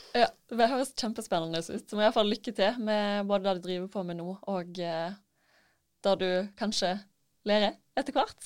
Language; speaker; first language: Norwegian; native; Norwegian